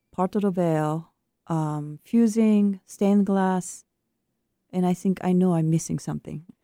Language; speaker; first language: English; non-native, fluent; Japanese